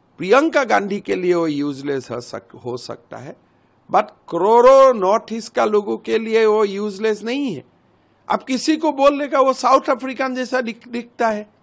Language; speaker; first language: Hindi; non-native, local second language; Assamese